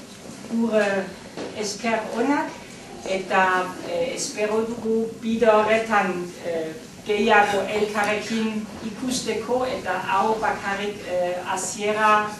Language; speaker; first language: Basque; non-native, fluent; German